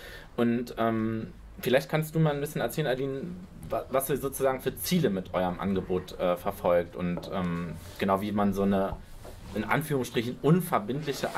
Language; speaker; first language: German; native; German